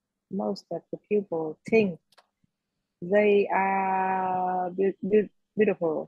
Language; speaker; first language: English; non-native, learner; Vietnamese